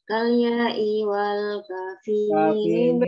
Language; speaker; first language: Arabic; non-native, fluent; Indonesian